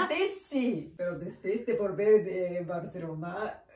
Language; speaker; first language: Spanish; non-native, learner; Japanese